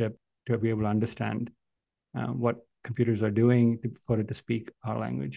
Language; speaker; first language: English; non-native, local second language; Malayalam